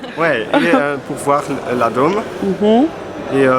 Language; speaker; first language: French; non-native, learner; German